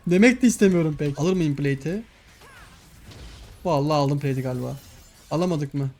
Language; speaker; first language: Turkish; native; Turkish